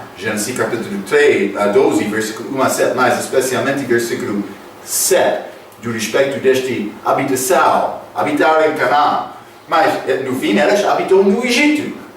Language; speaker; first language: Portuguese; non-native, fluent; English